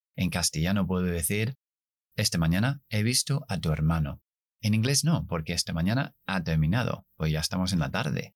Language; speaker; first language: Spanish; non-native, fluent; English